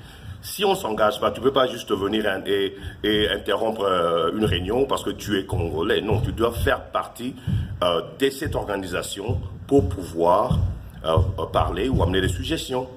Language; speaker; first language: French; non-native, local second language; Lingala